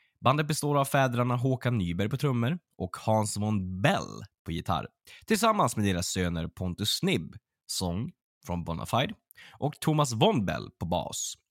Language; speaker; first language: Swedish; native; Swedish